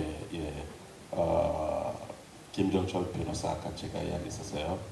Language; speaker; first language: Korean; non-native, learner; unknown